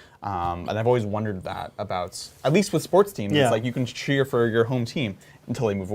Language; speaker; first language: English; native; English